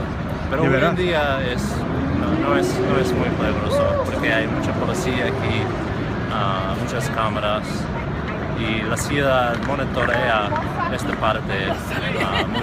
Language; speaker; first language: Spanish; non-native, fluent; English